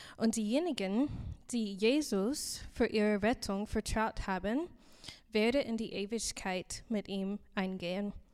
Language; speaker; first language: German; non-native, learner; English